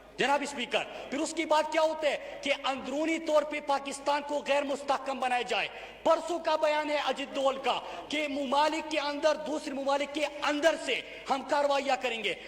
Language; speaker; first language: Urdu; non-native, local second language; Pashto